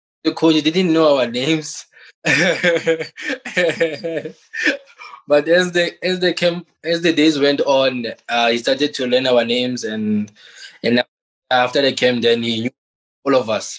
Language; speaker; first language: English; non-native, local second language; Southern Sotho